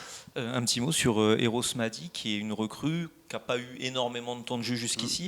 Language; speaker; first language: French; native; French